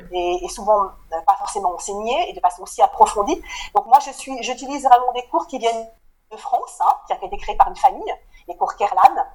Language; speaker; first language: French; native; French